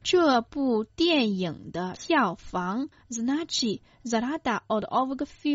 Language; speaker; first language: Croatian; non-native, fluent; Chinese